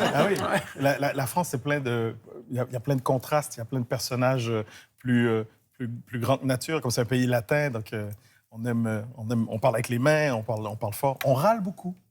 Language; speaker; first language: French; early bilingual, other home language; Haitian Creole